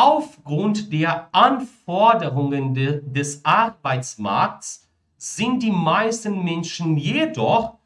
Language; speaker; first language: German; non-native, fluent; Portuguese